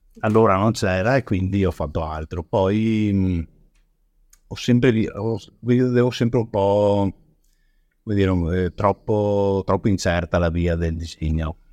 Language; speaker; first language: Italian; native; Italian